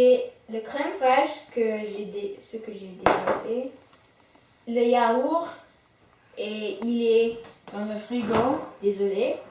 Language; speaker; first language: French; non-native, learner; English